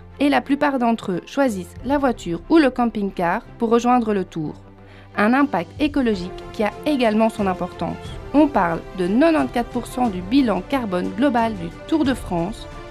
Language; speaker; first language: French; native; French